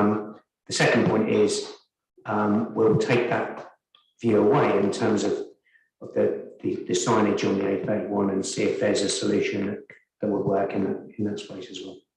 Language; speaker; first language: English; native; English